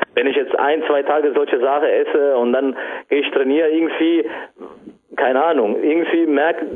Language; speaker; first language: German; non-native, fluent; Italian